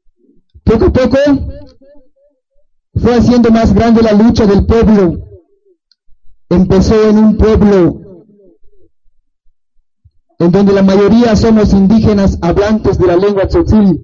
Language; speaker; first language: Spanish; non-native, local second language; Tzotzil